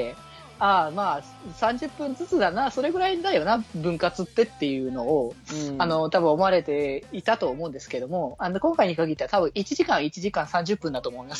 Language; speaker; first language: Japanese; native; Japanese